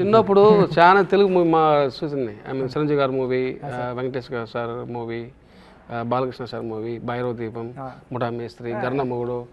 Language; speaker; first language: Telugu; non-native, learner; Tamil